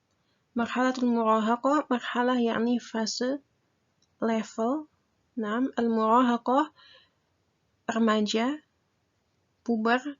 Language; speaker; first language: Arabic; non-native, fluent; Indonesian